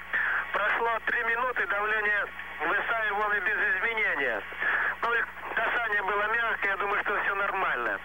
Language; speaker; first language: Russian; native; Russian